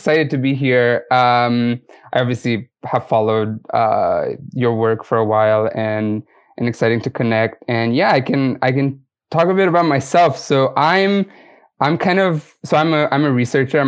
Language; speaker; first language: English; non-native, fluent; Romanian